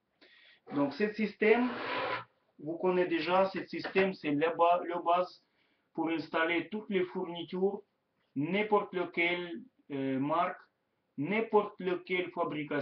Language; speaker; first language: French; non-native, learner; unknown